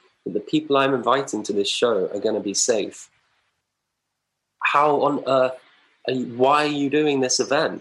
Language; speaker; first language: English; native; English